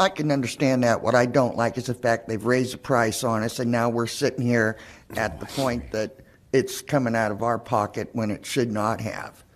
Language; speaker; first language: English; native; English